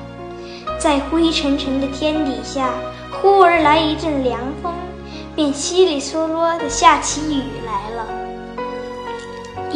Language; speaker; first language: Chinese; early bilingual, heritage; Chinese